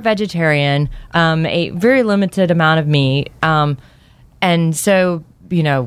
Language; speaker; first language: English; native; English